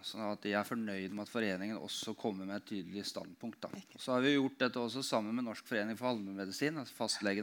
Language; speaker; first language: Norwegian; native; Norwegian